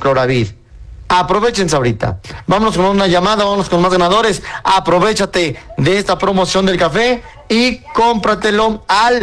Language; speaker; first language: Spanish; native; Spanish